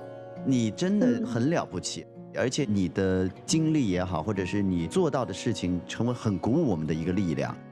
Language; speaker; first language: Chinese; native; Chinese